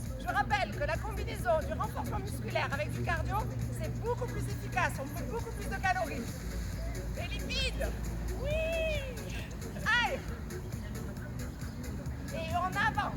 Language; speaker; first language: French; native; French